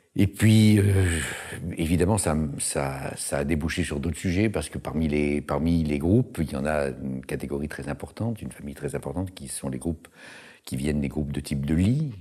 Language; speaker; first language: French; native; French